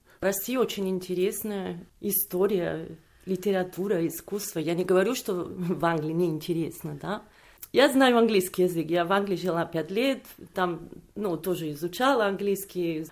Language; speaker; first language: Russian; non-native, fluent; Catalan